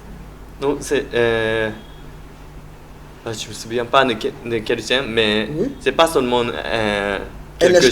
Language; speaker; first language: French; non-native, learner; Japanese